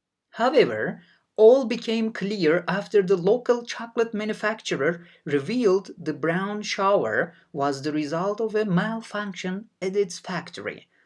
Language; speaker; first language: English; non-native, fluent; Turkish